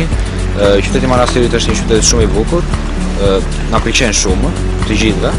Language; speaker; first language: Albanian; native; Albanian